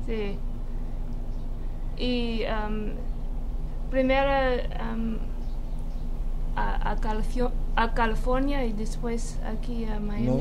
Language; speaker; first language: Spanish; non-native, fluent; English